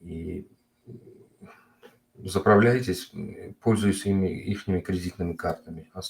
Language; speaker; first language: Russian; non-native, local second language; Uzbek